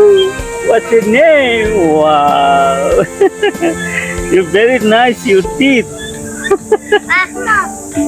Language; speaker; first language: English; non-native, learner; Bangla